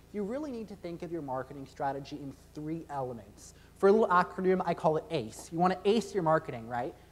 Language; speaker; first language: English; native; English